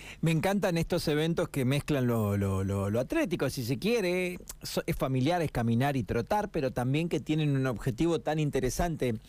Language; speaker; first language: Spanish; native; Spanish